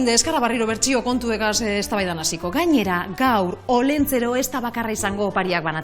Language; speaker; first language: Basque; native; Basque